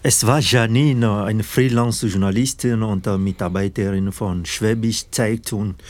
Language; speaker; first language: German; non-native, fluent; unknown